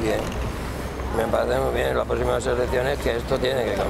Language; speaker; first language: Spanish; native; Spanish